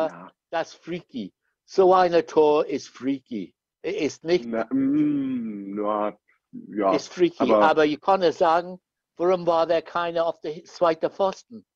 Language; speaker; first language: German; non-native, learner; English